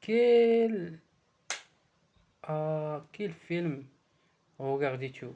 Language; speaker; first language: French; non-native, learner; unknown